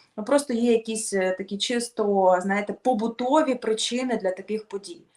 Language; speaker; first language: Ukrainian; non-native, local second language; Russian